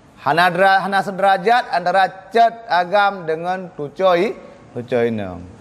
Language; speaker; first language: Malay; non-native, local second language; Achinese